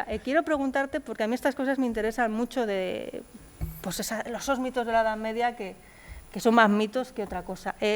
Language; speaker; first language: Spanish; native; Spanish